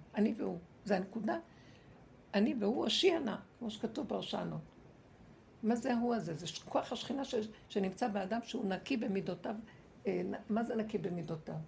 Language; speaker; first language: Hebrew; native; Hebrew